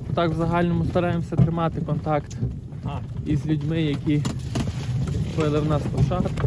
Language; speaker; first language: Ukrainian; native; Ukrainian